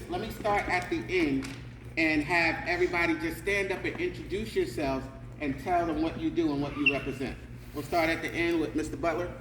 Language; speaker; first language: English; native; English